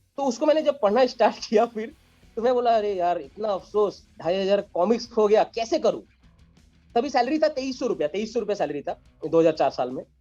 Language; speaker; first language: Hindi; non-native, local second language; Bangla